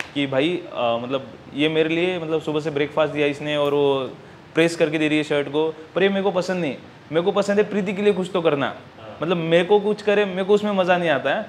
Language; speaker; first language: Hindi; non-native, local second language; Marathi